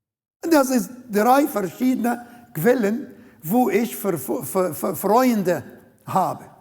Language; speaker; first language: German; non-native, learner; Arabic